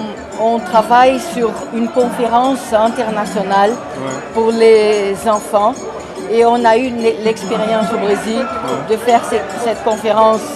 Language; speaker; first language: French; non-native, fluent; Portuguese